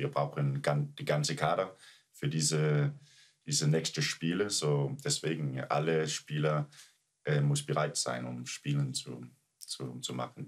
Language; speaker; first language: German; non-native, learner; Danish